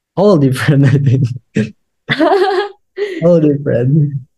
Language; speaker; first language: English; non-native, learner; Indonesian